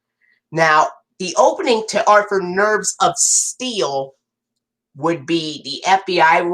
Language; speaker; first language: English; native; English